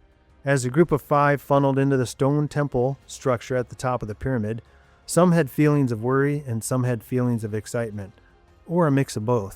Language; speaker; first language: English; native; English